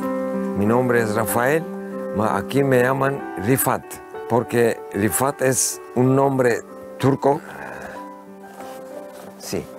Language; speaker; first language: Spanish; early bilingual, heritage; Ladino